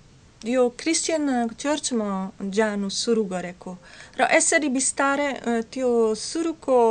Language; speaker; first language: Nepali; non-native, learner; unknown